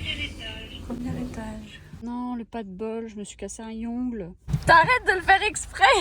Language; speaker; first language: French; native; French